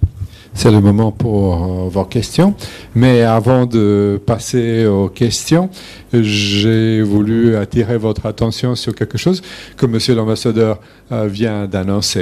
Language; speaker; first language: French; non-native, fluent; Serbian